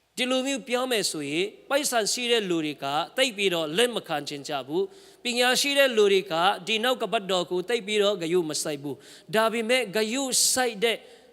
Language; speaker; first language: Burmese; non-native, local second language; Tedim Chin